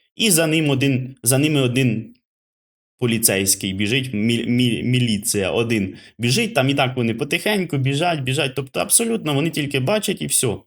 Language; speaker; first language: Ukrainian; native; Ukrainian